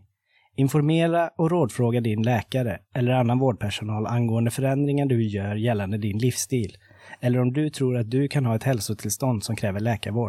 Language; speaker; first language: Swedish; native; Swedish